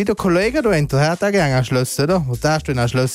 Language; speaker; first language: German; native; German